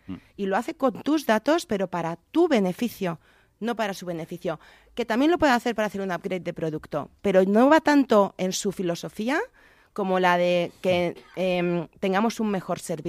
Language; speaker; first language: Spanish; native; Spanish